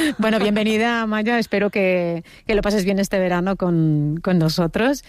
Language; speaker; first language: Spanish; native; Spanish